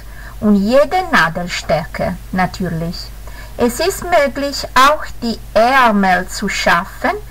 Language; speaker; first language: German; non-native, fluent; Italian